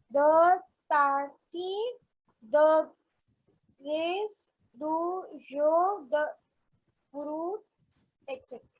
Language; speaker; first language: French; non-native, learner; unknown